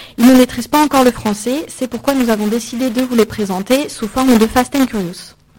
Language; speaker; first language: French; native; French